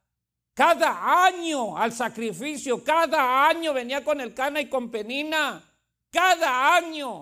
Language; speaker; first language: Spanish; native; Spanish